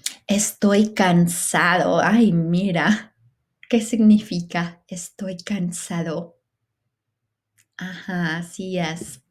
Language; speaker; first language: Spanish; non-native, fluent; English